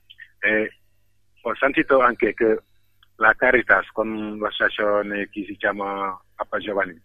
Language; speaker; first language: Italian; non-native, fluent; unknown